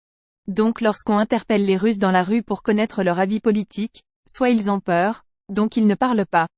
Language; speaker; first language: French; native; French